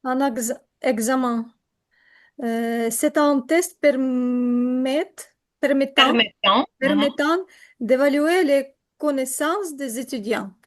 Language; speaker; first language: French; non-native, learner; Ukrainian